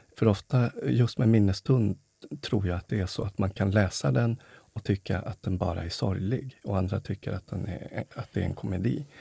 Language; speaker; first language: Swedish; early bilingual, other home language; Spanish